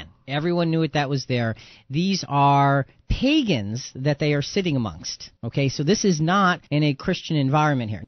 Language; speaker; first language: English; native; English